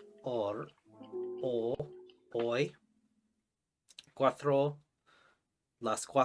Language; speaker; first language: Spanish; non-native, learner; English